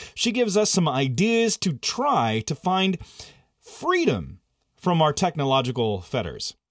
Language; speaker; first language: English; native; English